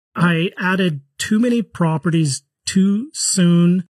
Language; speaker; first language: English; native; English